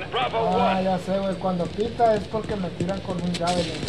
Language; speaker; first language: Spanish; native; Spanish